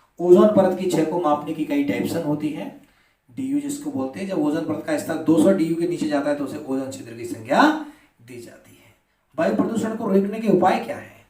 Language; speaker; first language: Hindi; native; Hindi